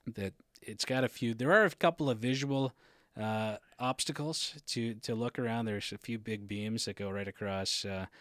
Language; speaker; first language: English; native; English